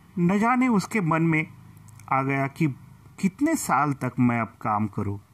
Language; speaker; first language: Hindi; non-native, local second language; Marathi